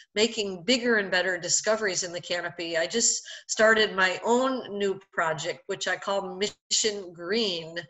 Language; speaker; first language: English; native; English